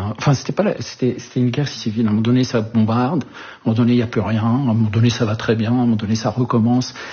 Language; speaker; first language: French; early bilingual, other home language; Arabic